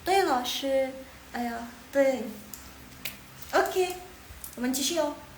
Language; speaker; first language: Chinese; non-native, fluent; Indonesian